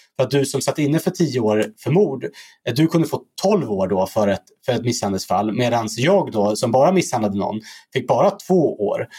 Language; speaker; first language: Swedish; early bilingual, other home language; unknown